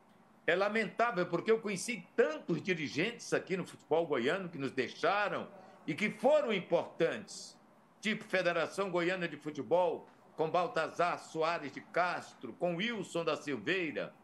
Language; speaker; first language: Portuguese; native; Portuguese